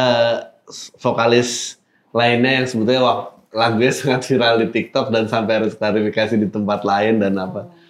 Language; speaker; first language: Indonesian; native; Indonesian